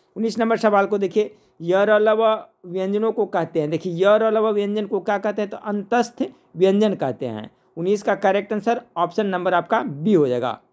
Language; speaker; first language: Hindi; native; Hindi